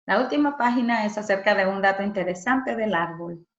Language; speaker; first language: Spanish; early bilingual, heritage; Spanish